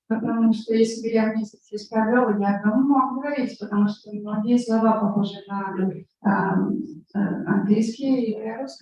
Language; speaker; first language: Russian; native; Russian